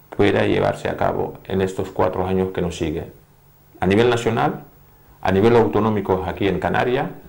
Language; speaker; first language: Spanish; non-native, fluent; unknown